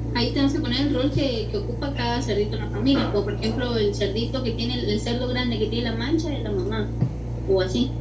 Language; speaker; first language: Spanish; native; Spanish